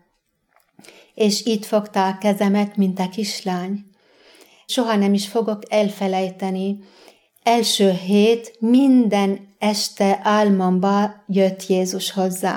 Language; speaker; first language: Hungarian; non-native, fluent; Arabic